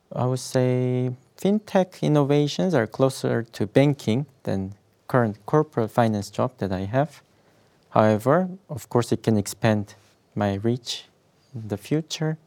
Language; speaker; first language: English; non-native, fluent; Korean